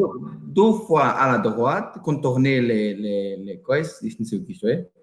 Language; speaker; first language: French; non-native, learner; Portuguese